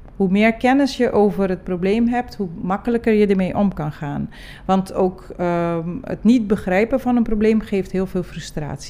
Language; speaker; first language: Dutch; non-native, local second language; Papiamento